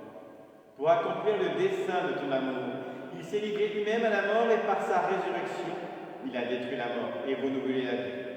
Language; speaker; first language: French; native; French